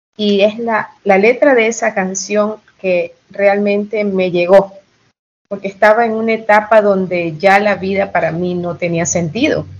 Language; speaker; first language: Spanish; early bilingual, heritage; Spanish